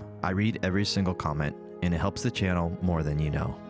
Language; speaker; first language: English; native; English